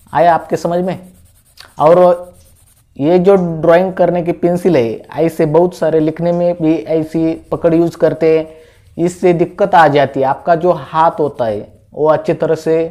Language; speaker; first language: Hindi; non-native, local second language; Marathi